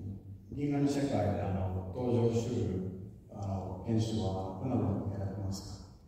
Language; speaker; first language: Japanese; non-native, fluent; Finnish